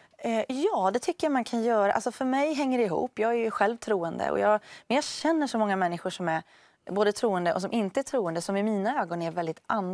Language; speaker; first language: Swedish; native; Swedish